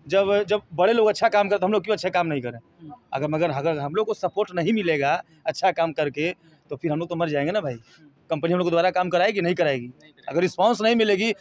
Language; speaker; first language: Hindi; native; Hindi